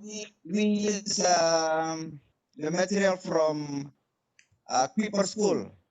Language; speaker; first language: English; non-native, fluent; Indonesian